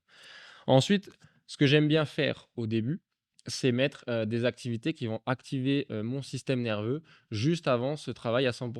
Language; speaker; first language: French; native; French